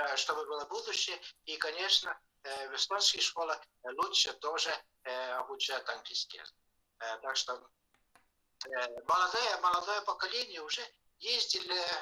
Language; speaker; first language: Russian; non-native, fluent; Estonian